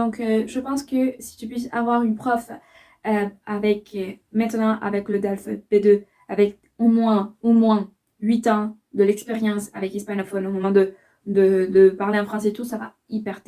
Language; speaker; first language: French; non-native, fluent; Spanish